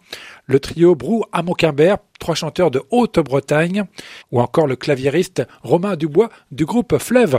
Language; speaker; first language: French; native; French